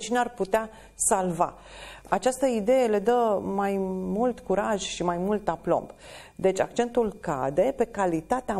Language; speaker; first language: Romanian; native; Romanian